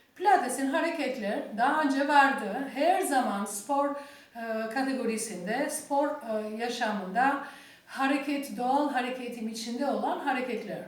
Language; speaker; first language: Turkish; non-native, learner; Albanian